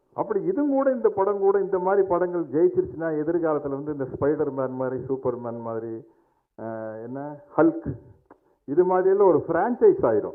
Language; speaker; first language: Tamil; native; Tamil